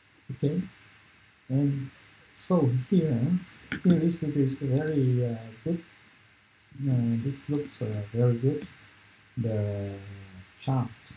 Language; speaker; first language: English; non-native, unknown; Vietnamese